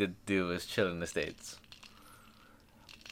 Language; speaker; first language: English; non-native, local second language; Filipino